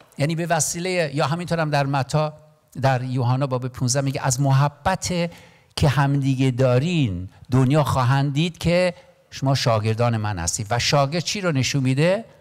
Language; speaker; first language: Persian; non-native, local second language; Armenian